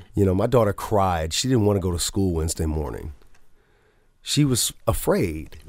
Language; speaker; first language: English; native; English